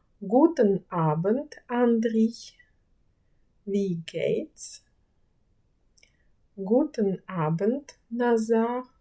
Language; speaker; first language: German; non-native, fluent; Ukrainian